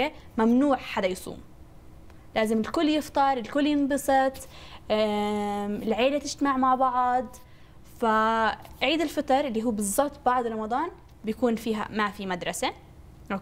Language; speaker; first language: Arabic; native; Arabic